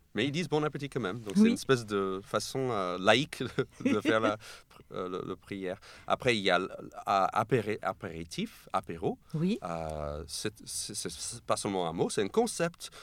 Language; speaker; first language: French; non-native, fluent; English